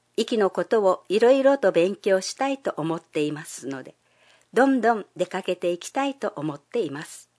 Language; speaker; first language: Japanese; non-native, fluent; Chinese